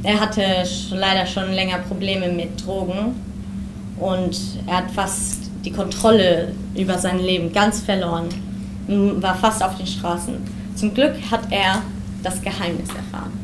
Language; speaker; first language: German; early bilingual, heritage; German